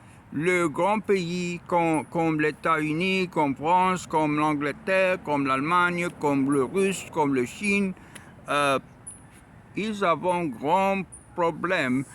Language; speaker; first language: French; non-native, learner; Arabic